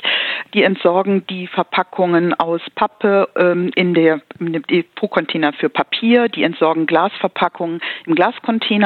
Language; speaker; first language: German; native; German